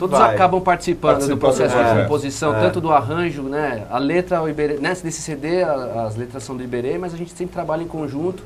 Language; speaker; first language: Portuguese; native; Portuguese